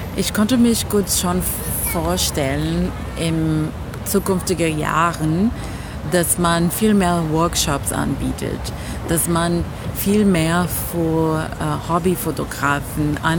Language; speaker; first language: German; non-native, fluent; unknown